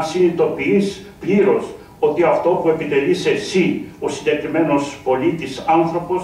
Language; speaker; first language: Greek; native; Greek